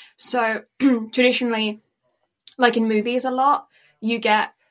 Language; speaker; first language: English; native; English